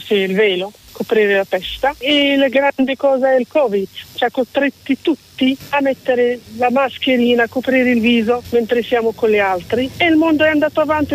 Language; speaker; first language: Italian; non-native, fluent; Arabic